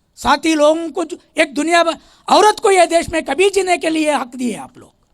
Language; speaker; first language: Hindi; non-native, local second language; Telugu